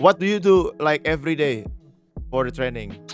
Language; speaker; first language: English; non-native, fluent; Indonesian